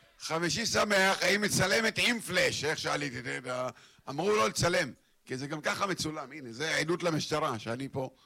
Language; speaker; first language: Hebrew; non-native, local second language; Arabic